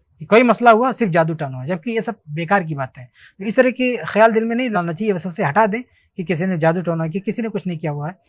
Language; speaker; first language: Hindi; native; Hindi